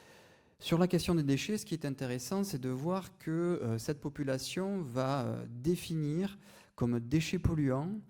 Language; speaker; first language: French; native; French